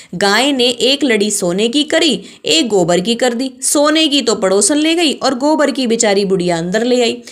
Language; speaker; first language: Hindi; native; Hindi